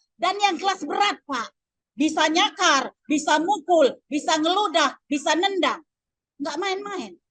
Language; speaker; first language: Indonesian; non-native, local second language; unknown